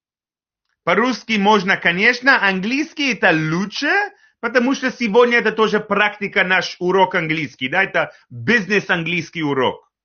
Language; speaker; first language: Russian; non-native, learner; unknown